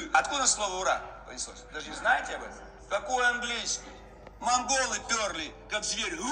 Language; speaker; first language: Russian; native; Russian